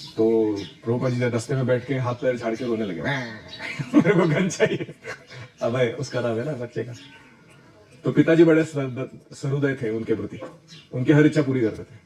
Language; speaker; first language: Hindi; non-native, local second language; Marathi